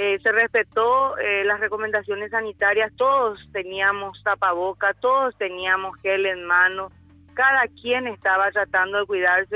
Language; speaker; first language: Spanish; native; Spanish